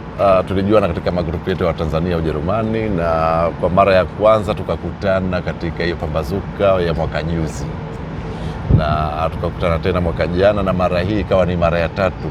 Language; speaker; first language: Swahili; native; Swahili